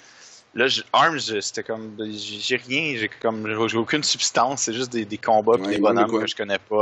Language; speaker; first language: French; native; French